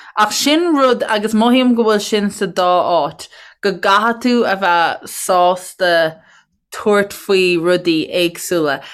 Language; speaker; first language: Irish; native; Irish